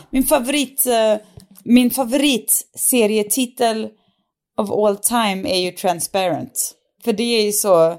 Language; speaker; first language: Swedish; native; Swedish